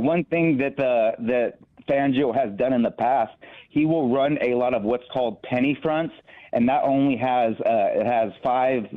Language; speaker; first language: English; native; English